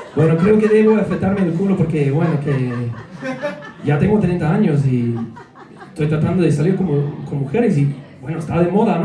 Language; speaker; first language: Spanish; non-native, fluent; English